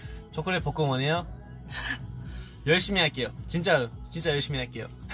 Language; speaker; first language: Korean; early bilingual, heritage; Korean